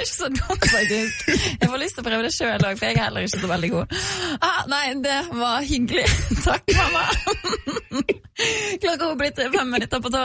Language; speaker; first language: Norwegian; native; Norwegian